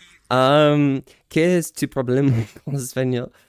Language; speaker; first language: French; non-native, learner; English